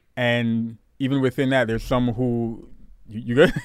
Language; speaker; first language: English; native; English